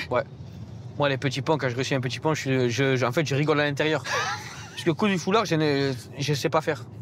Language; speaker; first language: French; native; French